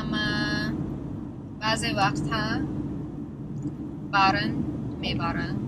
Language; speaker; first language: Persian; non-native, learner; English